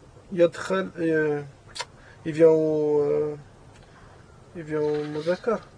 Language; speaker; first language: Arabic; non-native, learner; French